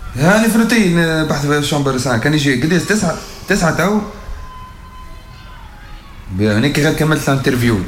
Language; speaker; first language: French; non-native, learner; Arabic